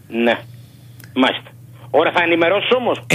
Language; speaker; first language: Greek; native; Greek